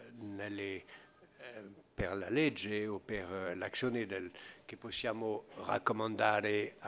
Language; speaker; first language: Italian; non-native, fluent; French